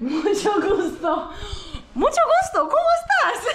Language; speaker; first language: Spanish; non-native, learner; English